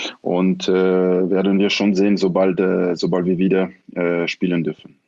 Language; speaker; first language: German; non-native, fluent; French